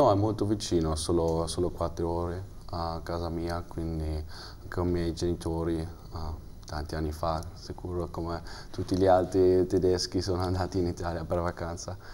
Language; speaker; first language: Italian; non-native, learner; German